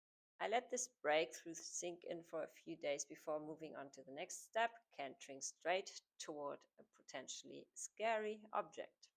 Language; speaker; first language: English; non-native, fluent; German